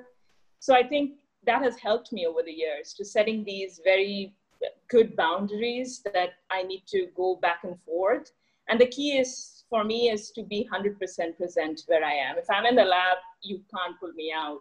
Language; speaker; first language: English; non-native, local second language; Bangla